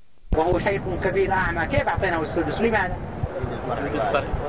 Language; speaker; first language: Arabic; native; Arabic